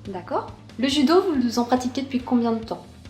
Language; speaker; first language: French; native; French